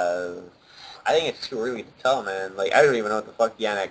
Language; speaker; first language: English; native; English